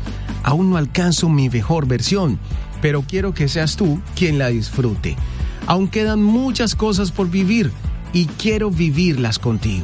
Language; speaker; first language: Spanish; native; Spanish